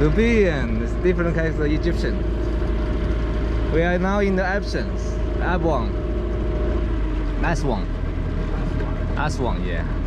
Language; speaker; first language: English; non-native, learner; Chinese